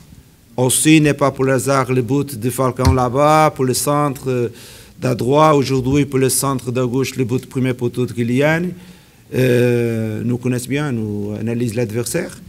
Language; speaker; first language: French; non-native, learner; Portuguese